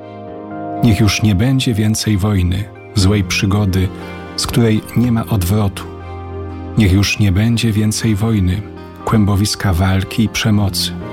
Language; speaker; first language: Polish; native; Polish